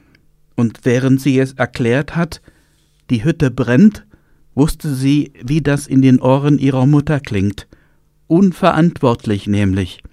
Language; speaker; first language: German; native; German